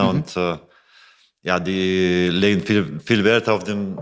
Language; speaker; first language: German; non-native, fluent; Latvian